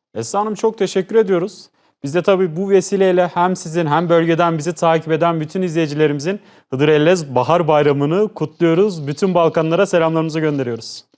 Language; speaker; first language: Turkish; native; Turkish